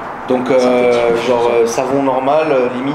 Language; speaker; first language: French; native; French